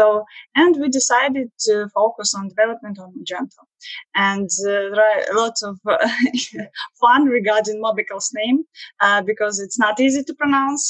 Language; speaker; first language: English; non-native, learner; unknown